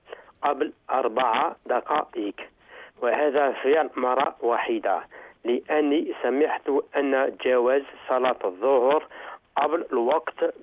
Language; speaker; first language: Arabic; non-native, learner; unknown